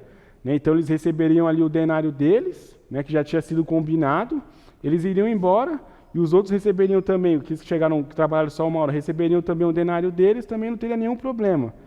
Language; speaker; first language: Portuguese; native; Portuguese